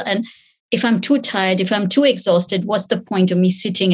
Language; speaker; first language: English; non-native, local second language; Hindi